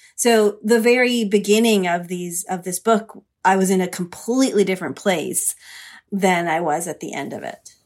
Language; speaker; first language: English; early bilingual, other home language; Hindi